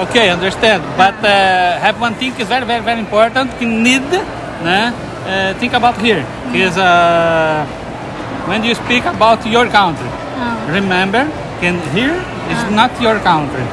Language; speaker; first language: English; non-native, learner; Portuguese